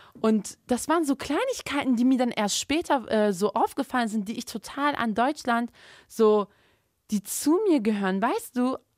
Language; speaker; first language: German; early bilingual, other home language; Turkish